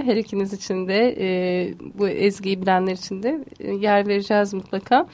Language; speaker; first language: Turkish; native; Turkish